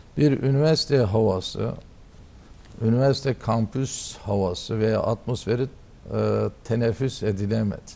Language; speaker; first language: Turkish; native; Turkish